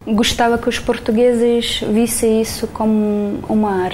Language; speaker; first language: Portuguese; non-native, learner; Romanian